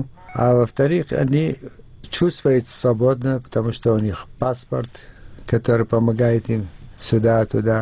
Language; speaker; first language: Russian; non-native, fluent; Arabic